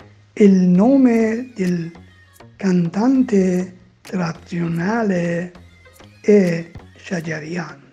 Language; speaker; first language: Italian; non-native, learner; Persian